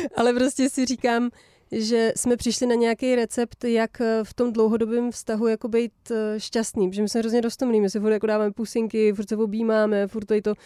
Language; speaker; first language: Czech; early bilingual, heritage; Czech